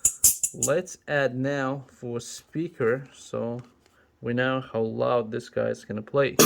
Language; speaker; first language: English; non-native, local second language; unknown